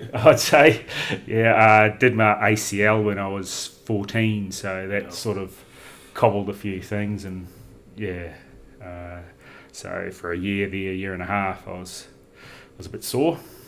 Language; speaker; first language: English; native; English